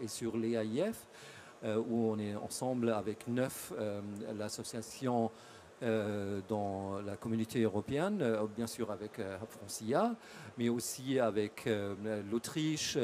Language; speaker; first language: French; non-native, fluent; German